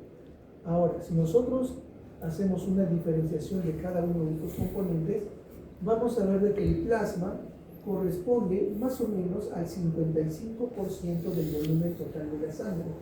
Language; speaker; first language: Spanish; native; Spanish